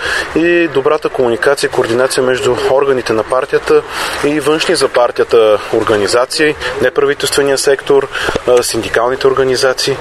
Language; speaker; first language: Bulgarian; native; Bulgarian